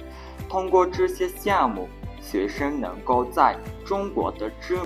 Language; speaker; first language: Chinese; non-native, learner; Mongolian